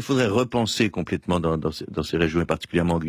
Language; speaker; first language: French; native; French